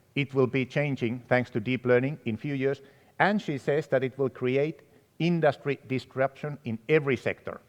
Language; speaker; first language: English; non-native, fluent; Finnish